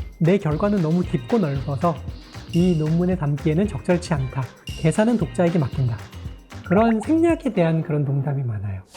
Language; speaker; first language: Korean; native; Korean